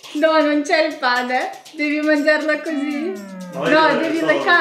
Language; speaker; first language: Italian; non-native, fluent; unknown